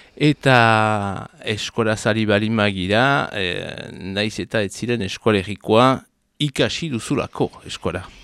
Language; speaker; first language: Basque; native; Basque